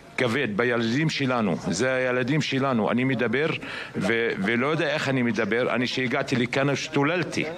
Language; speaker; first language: Hebrew; non-native, local second language; Arabic